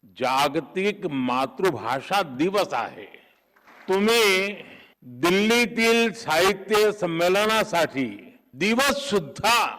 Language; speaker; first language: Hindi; non-native, local second language; Gujarati